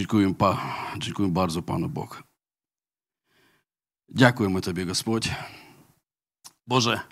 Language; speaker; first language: Polish; non-native, learner; Russian